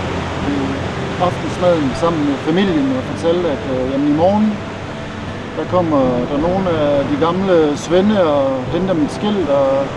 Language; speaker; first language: Danish; native; Danish